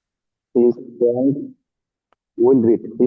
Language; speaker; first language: English; non-native, learner; Bangla